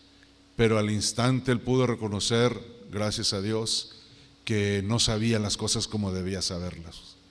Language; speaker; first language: Spanish; native; Spanish